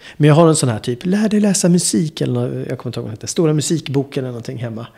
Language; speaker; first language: Swedish; native; Swedish